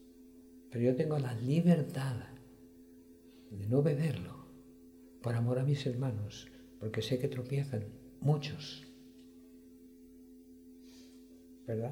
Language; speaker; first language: Spanish; native; Spanish